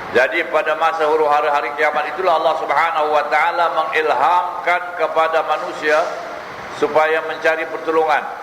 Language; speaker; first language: Malay; native; Malay